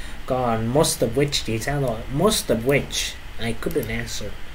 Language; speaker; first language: English; non-native, fluent; Vietnamese